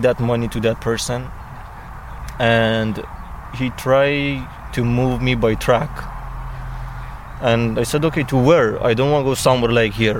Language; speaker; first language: English; non-native, learner; Persian